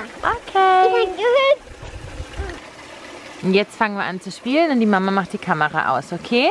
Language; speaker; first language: German; native; German